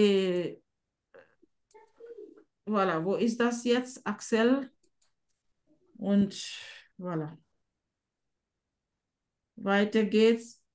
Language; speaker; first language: German; non-native, fluent; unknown